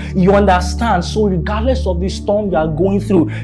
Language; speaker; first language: English; non-native, local second language; Yoruba